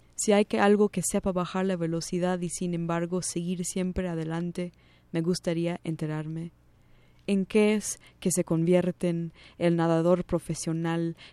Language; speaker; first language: Spanish; non-native, fluent; English